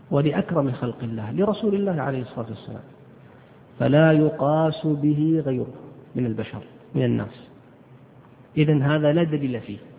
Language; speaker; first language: Arabic; native; Arabic